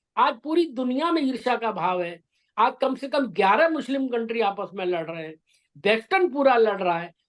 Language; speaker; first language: Hindi; native; Hindi